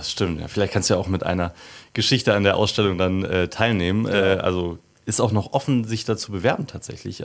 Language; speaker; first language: German; native; German